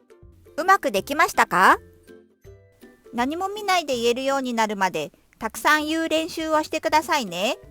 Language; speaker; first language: Japanese; non-native, fluent; Korean